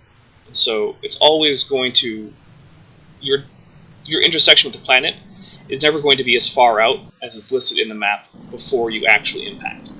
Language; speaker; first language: English; native; English